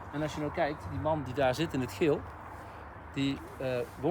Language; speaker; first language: Dutch; native; Dutch